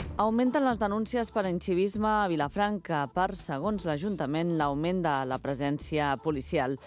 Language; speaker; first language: Catalan; native; Catalan